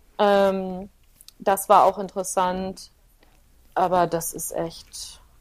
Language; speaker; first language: German; early bilingual, other home language; Plautdietsch